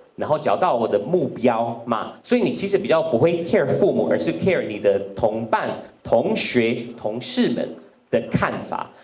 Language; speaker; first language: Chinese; non-native, fluent; English